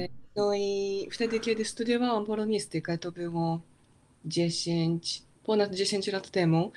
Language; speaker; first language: Polish; non-native, fluent; Japanese